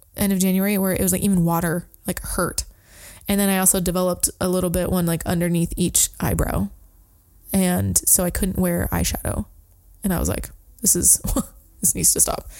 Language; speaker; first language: English; native; English